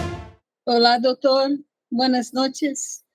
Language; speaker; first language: Spanish; non-native, learner; Portuguese